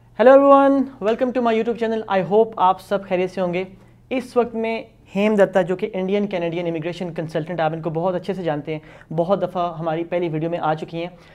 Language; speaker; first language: Urdu; native; Urdu